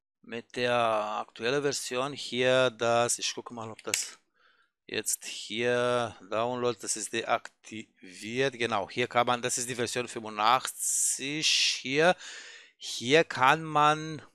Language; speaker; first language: German; native; German